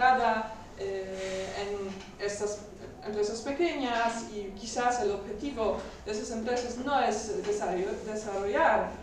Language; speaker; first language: Spanish; non-native, learner; Polish